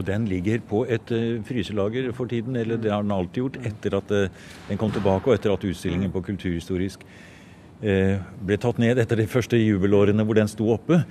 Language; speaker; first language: Norwegian; native; Norwegian